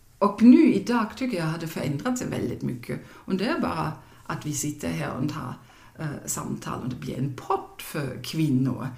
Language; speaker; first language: Swedish; non-native, fluent; German